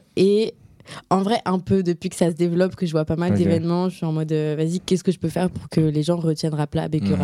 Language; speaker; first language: French; native; French